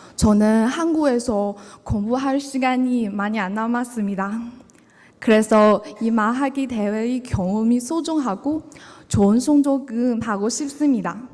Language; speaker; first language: Korean; non-native, learner; Chinese